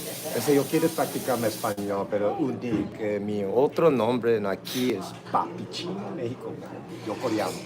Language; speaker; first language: Spanish; non-native, learner; English